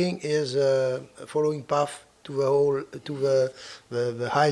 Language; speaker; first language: English; non-native, fluent; French